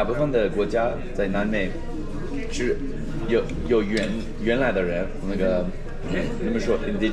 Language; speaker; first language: Chinese; non-native, fluent; English